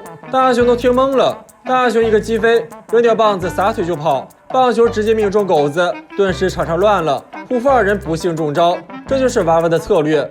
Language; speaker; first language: Chinese; native; Chinese